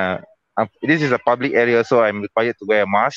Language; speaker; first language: English; non-native, local second language; Malay